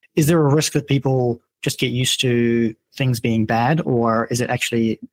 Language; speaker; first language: English; non-native, fluent; Dutch